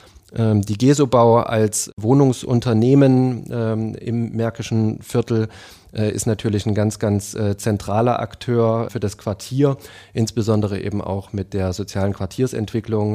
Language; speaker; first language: German; native; German